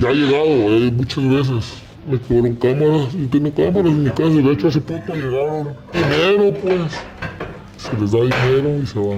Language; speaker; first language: Spanish; native; Spanish